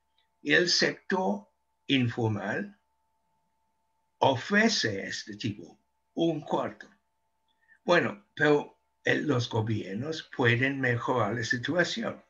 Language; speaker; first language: Spanish; non-native, fluent; English